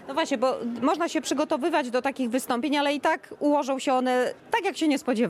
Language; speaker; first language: Polish; native; Polish